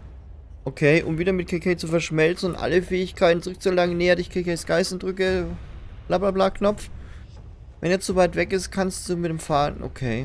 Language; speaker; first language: German; native; German